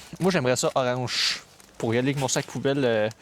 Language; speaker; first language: French; native; French